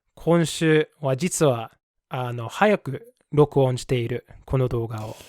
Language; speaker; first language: Japanese; non-native, fluent; English